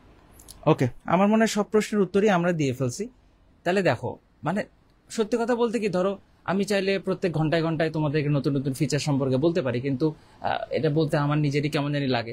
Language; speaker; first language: Bangla; native; Bangla